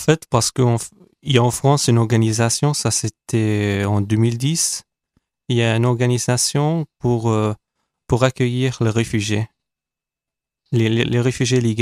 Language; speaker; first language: French; non-native, fluent; Arabic